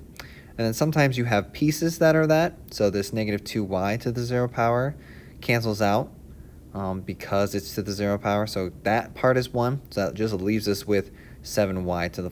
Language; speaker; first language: English; native; English